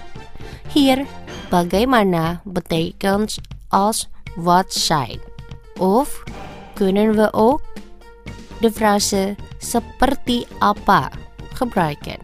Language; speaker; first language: Dutch; non-native, fluent; Indonesian